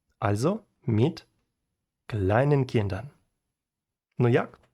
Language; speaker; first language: German; non-native, learner; Ukrainian